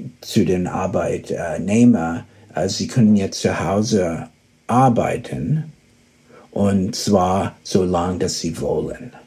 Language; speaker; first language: German; early bilingual, heritage; German